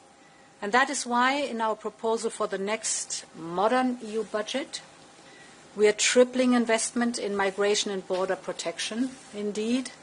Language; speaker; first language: English; non-native, fluent; German